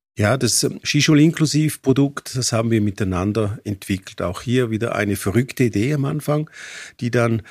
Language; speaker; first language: German; native; German